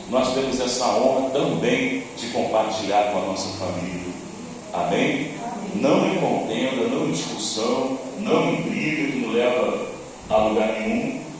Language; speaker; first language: Portuguese; native; Portuguese